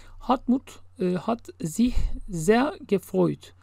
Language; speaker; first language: German; non-native, fluent; Turkish